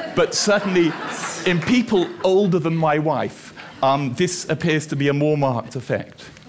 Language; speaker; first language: English; native; English